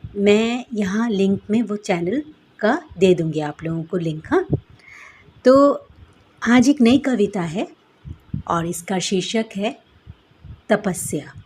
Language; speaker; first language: Hindi; non-native, local second language; Bangla